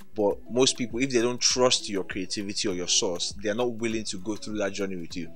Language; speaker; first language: English; non-native, local second language; Yoruba